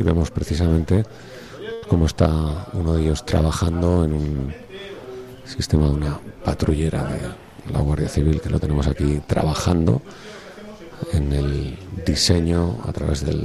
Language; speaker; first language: Spanish; native; Spanish